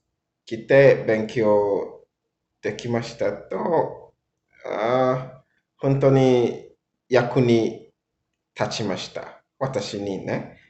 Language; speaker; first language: Japanese; non-native, learner; English